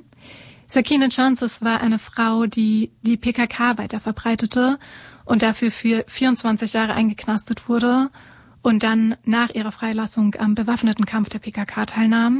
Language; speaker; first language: German; native; German